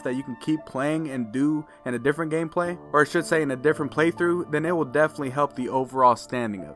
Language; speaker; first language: English; native; English